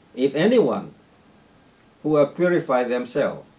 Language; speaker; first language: English; non-native, fluent; Vietnamese